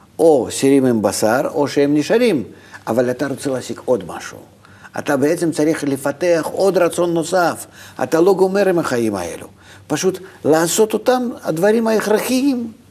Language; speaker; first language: Hebrew; non-native, fluent; Russian